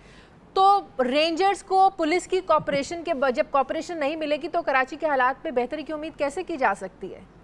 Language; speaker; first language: Urdu; native; Urdu